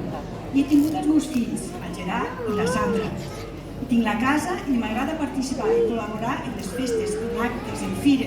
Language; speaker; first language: Catalan; native; Catalan